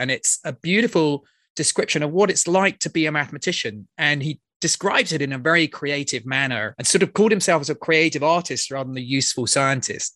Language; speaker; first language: English; native; English